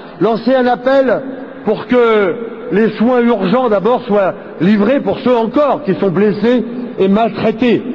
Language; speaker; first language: French; native; French